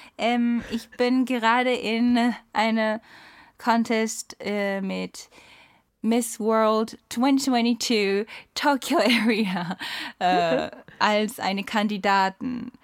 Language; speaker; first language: German; non-native, learner; Japanese